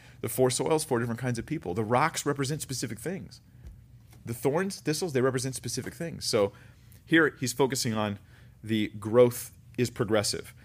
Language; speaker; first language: English; native; English